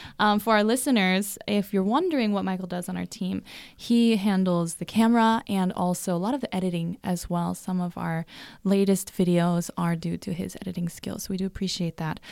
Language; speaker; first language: English; native; English